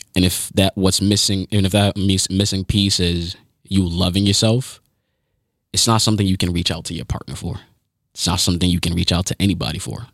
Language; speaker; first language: English; early bilingual, other home language; Haitian Creole